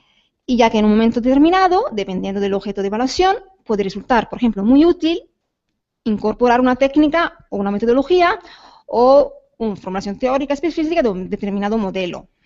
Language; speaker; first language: Spanish; native; Spanish